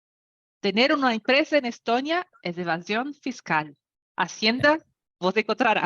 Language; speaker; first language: Spanish; non-native, learner; Portuguese